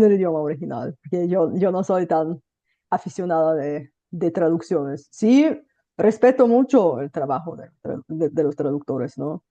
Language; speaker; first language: Spanish; non-native, fluent; Bulgarian